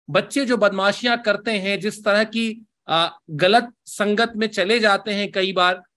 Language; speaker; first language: Hindi; native; Hindi